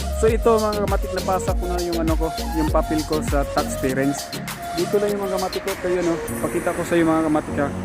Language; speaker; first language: Filipino; non-native, local second language; Cebuano